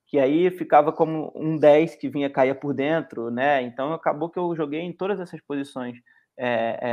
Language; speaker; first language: Portuguese; native; Portuguese